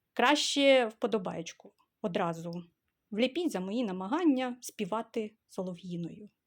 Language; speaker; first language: Ukrainian; non-native, local second language; Russian